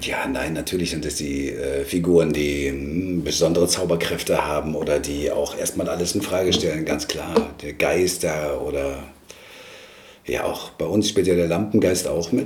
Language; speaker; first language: German; native; German